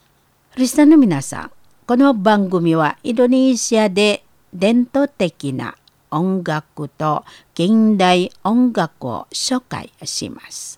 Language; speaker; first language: Japanese; non-native, learner; Indonesian